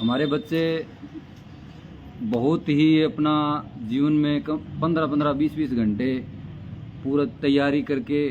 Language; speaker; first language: Hindi; native; Hindi